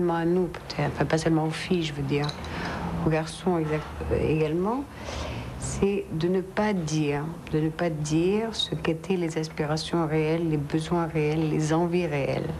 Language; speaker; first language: French; non-native, local second language; Arabic